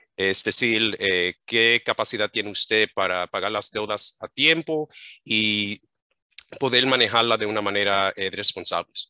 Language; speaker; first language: Spanish; early bilingual, heritage; English